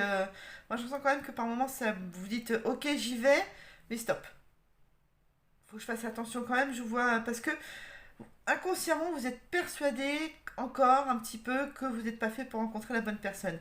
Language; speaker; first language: French; native; French